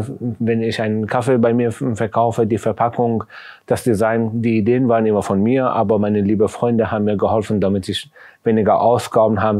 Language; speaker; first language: German; non-native, fluent; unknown